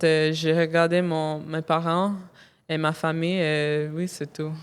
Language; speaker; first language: French; non-native, local second language; English